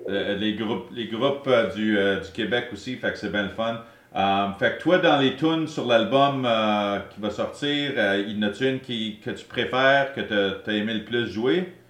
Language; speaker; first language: French; early bilingual, heritage; French